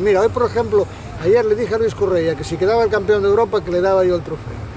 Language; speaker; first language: Spanish; native; Spanish